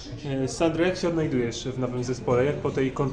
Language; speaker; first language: Polish; native; Polish